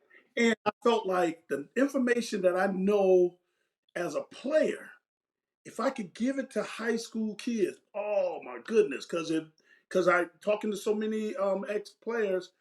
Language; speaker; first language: English; native; English